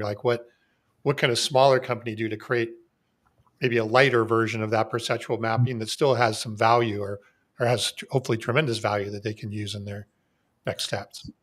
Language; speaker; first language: English; native; English